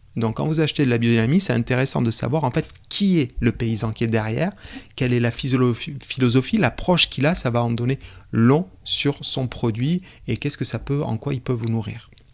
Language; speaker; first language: French; native; French